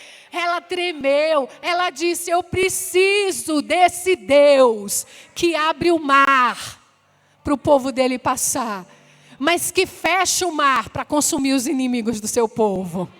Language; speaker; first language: Portuguese; native; Portuguese